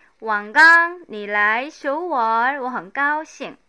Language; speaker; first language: Chinese; non-native, fluent; Korean